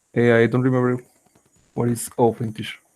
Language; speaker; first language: English; non-native, learner; Spanish